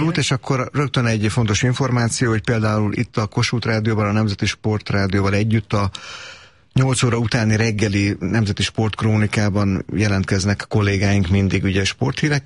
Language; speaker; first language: Hungarian; native; Hungarian